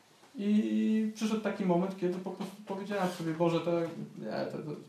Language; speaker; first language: Polish; native; Polish